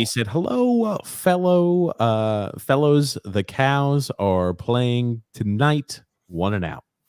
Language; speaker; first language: English; native; English